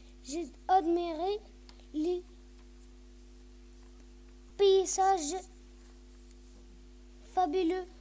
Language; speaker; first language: French; non-native, learner; Arabic